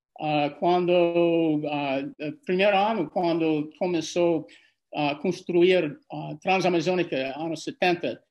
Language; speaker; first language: Portuguese; non-native, fluent; English